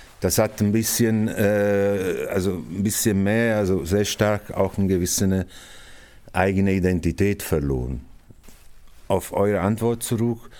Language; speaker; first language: German; non-native, fluent; Italian